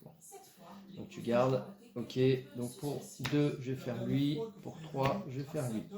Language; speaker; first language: French; native; French